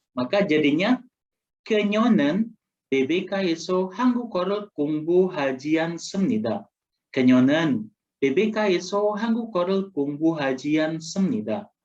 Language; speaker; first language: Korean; non-native, fluent; Indonesian